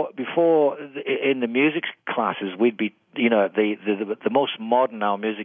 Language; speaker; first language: English; native; English